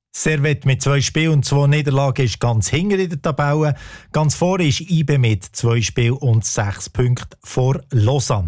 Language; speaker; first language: German; native; German